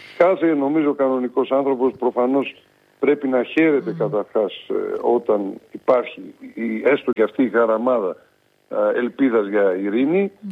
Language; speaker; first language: Greek; native; Greek